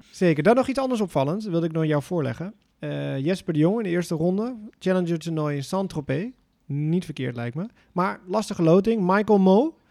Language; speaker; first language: Dutch; native; Dutch